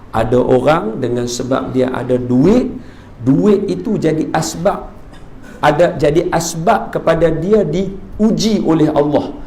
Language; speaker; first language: Malay; native; Malay